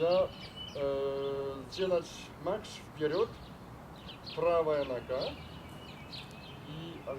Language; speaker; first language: Russian; non-native, learner; Chinese